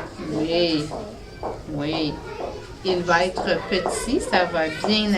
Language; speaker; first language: French; native; French